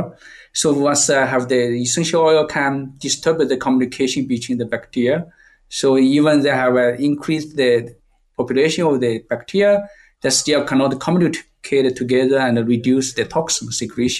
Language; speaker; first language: English; non-native, fluent; Chinese